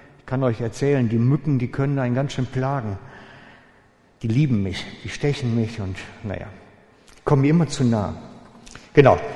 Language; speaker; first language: German; native; German